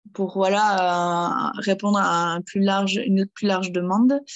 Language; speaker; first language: French; early bilingual, other home language; German